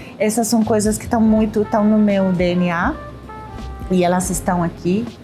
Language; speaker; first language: Portuguese; non-native, fluent; Spanish